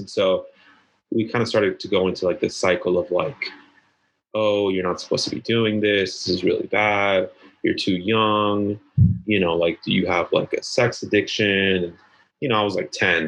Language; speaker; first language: English; native; English